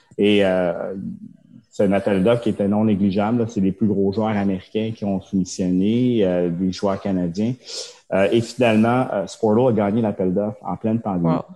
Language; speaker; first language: French; early bilingual, other home language; Japanese